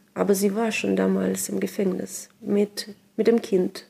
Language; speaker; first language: German; non-native, learner; Russian